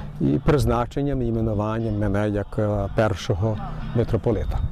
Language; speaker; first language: Ukrainian; early bilingual, heritage; Ukrainian